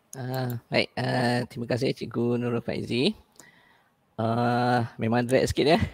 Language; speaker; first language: Malay; native; Malay